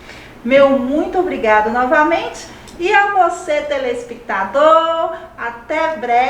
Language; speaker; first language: Portuguese; native; Portuguese